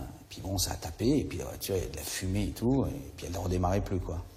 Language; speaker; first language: French; native; French